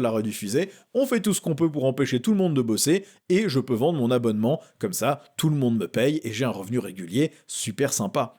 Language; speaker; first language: French; native; French